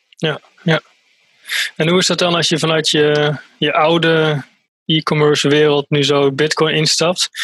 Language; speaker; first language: Dutch; native; Dutch